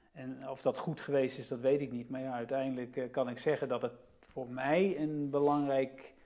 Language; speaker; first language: Dutch; native; Dutch